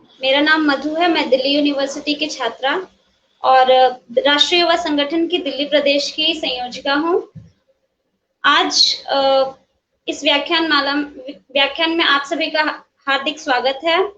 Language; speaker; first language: Hindi; native; Hindi